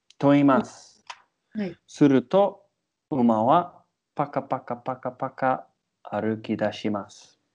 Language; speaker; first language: Japanese; non-native, learner; English